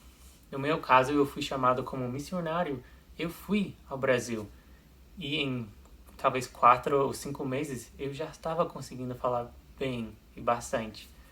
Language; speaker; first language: Portuguese; non-native, fluent; English